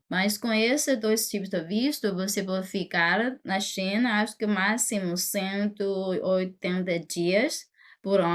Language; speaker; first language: Portuguese; non-native, fluent; Chinese